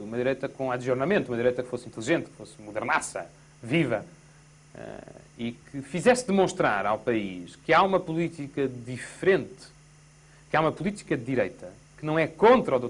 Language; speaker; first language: Portuguese; native; Portuguese